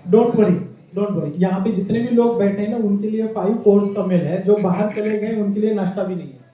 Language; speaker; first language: Hindi; non-native, local second language; Marathi